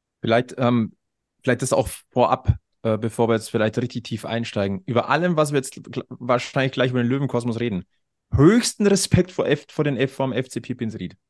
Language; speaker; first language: German; native; German